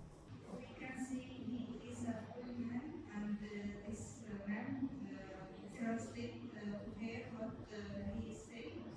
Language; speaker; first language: English; non-native, learner; Arabic